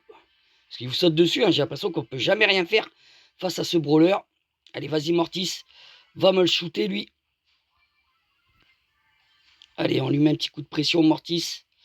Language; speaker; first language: French; native; French